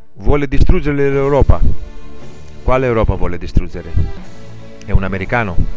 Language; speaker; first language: Italian; non-native, fluent; Greek